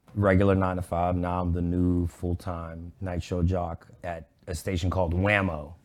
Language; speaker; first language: English; native; English